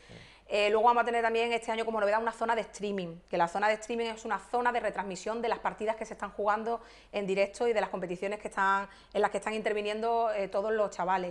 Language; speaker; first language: Spanish; native; Spanish